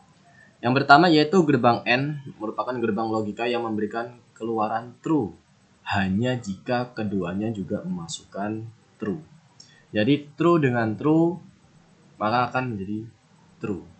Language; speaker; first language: Indonesian; native; Indonesian